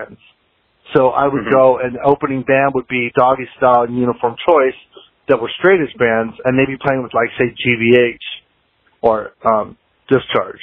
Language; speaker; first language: English; native; English